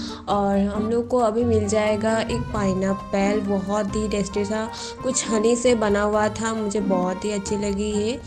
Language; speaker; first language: Hindi; non-native, local second language; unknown